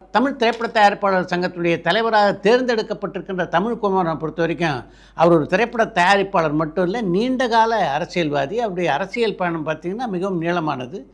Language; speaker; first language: Tamil; native; Tamil